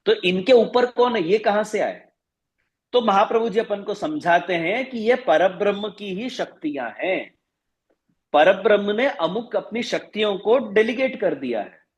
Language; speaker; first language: Hindi; non-native, local second language; Gujarati